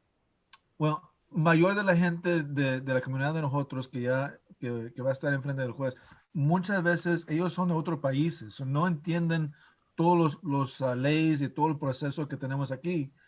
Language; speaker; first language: Spanish; early bilingual, heritage; English